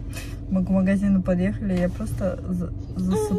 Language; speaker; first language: Russian; native; Russian